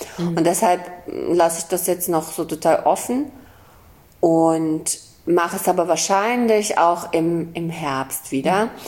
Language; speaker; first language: German; early bilingual, other home language; Russian